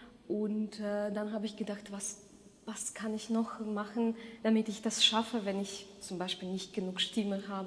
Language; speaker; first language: German; non-native, fluent; Russian